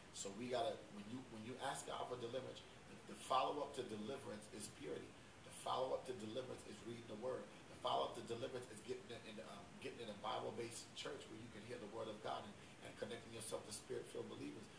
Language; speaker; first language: English; native; English